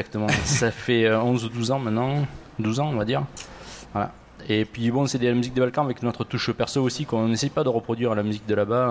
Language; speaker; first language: French; native; French